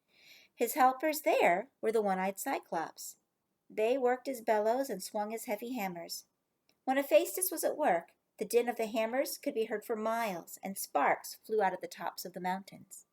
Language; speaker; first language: English; native; English